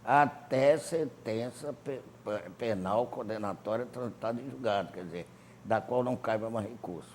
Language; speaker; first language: Portuguese; native; Portuguese